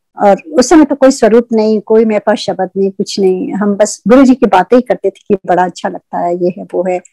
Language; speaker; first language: Hindi; native; Hindi